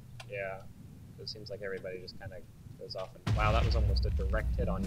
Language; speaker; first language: English; native; English